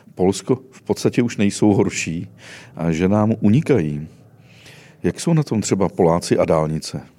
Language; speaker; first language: Czech; native; Czech